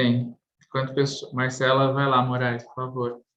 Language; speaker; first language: Portuguese; native; Portuguese